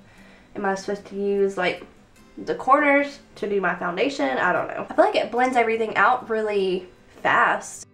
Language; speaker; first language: English; native; English